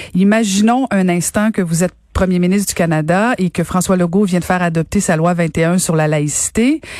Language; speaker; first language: French; native; French